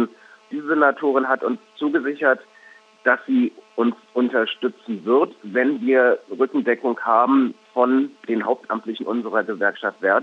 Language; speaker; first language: German; native; German